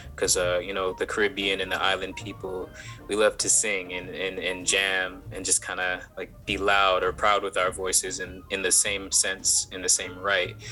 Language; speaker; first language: English; native; English